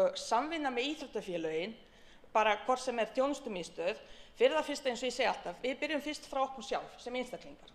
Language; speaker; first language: Icelandic; non-native, fluent; Bosnian